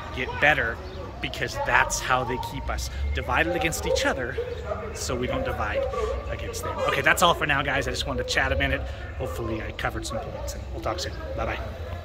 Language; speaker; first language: English; native; English